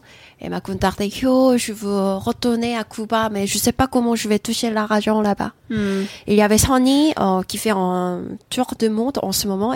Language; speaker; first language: French; non-native, fluent; Korean